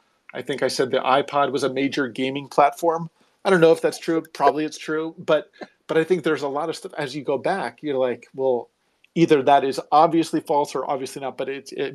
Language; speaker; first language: English; native; English